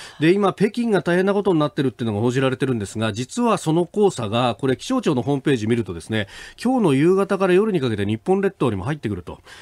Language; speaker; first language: Japanese; native; Japanese